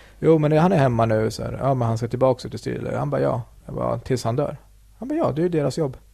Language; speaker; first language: Swedish; early bilingual, other home language; Kurdish